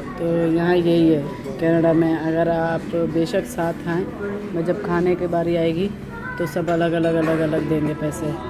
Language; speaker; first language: Urdu; native; Urdu